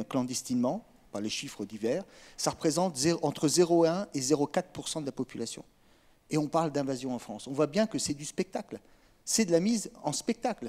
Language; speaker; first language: French; native; French